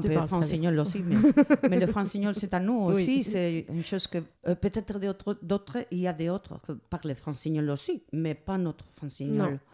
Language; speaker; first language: French; non-native, learner; Spanish